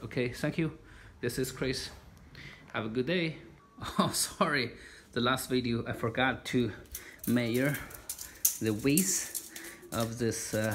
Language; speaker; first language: English; non-native, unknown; Chinese